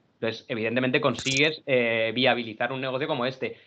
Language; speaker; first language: Spanish; native; Spanish